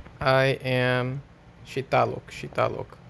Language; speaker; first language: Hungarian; non-native, learner; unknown